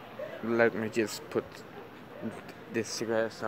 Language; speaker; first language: English; non-native, fluent; Turkish